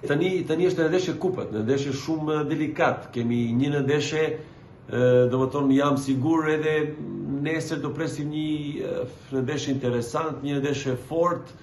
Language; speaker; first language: Albanian; non-native, learner; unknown